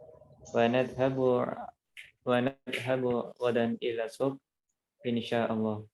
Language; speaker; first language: Arabic; non-native, learner; Indonesian